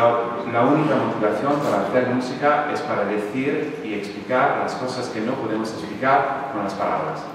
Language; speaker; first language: Spanish; non-native, fluent; English